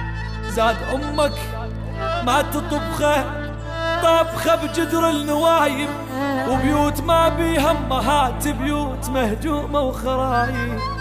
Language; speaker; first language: Arabic; native; Arabic